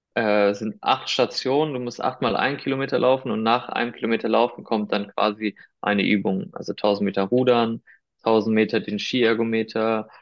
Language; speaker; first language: German; early bilingual, other home language; Spanish